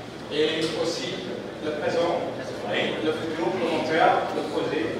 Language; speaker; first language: French; non-native, fluent; Indonesian